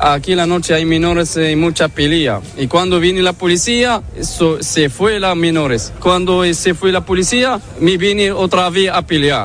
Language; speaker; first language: Spanish; non-native, learner; Arabic